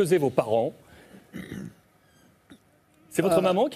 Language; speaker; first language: French; native; French